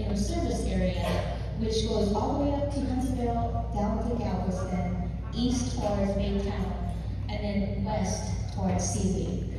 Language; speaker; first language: English; native; English